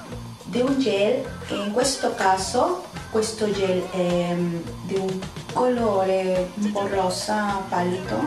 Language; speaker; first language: Italian; non-native, fluent; Spanish